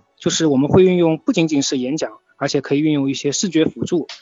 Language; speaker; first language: Chinese; native; Chinese